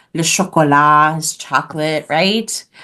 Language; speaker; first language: French; non-native, fluent; English